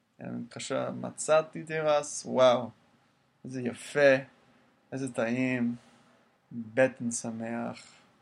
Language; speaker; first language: Hebrew; non-native, learner; English